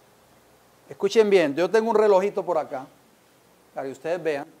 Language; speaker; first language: Spanish; native; Spanish